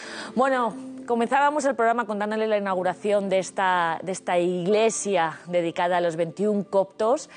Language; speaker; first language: Spanish; native; Spanish